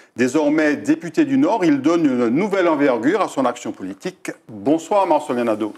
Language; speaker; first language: French; native; French